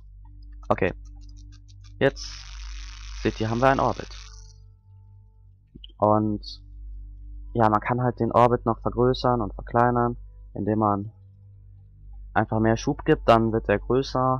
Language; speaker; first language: German; native; German